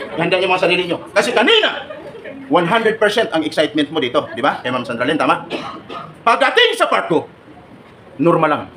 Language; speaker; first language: Filipino; native; Filipino